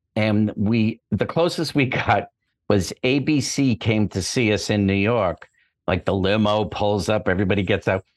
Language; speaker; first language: English; native; English